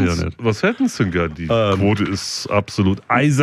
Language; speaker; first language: German; native; German